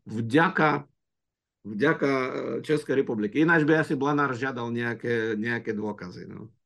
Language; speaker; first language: Slovak; non-native, fluent; Russian